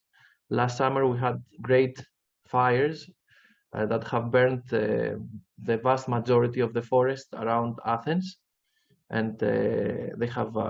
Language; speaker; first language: English; non-native, fluent; Greek